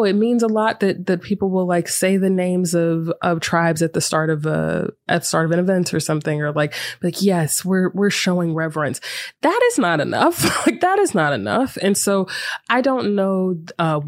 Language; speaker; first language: English; native; English